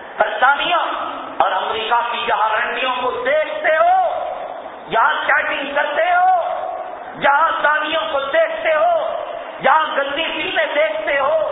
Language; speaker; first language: Urdu; native; Urdu